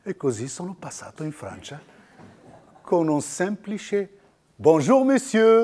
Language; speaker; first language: Italian; non-native, fluent; Riffian